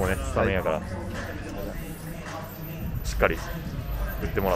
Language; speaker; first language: Japanese; native; Japanese